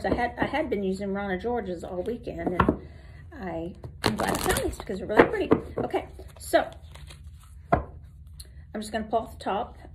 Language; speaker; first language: English; native; English